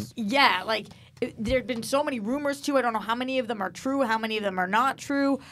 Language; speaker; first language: English; native; English